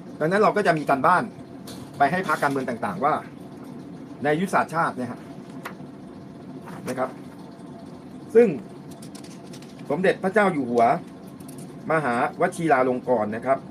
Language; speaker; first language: Thai; native; Thai